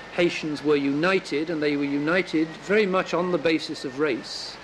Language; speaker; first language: English; native; English